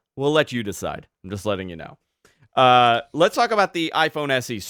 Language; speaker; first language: English; native; English